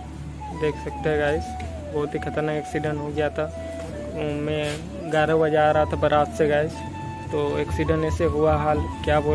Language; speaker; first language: Hindi; native; Hindi